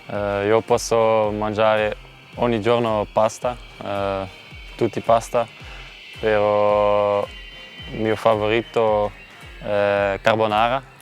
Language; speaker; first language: Italian; non-native, learner; Dutch